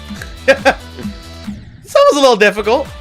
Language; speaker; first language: English; native; English